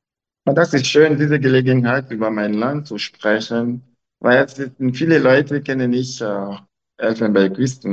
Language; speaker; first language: German; non-native, local second language; French